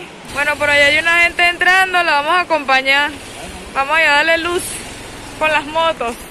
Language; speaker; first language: Spanish; native; Spanish